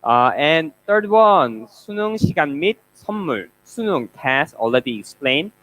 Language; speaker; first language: English; non-native, learner; Korean